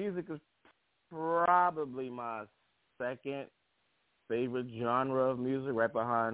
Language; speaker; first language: English; native; English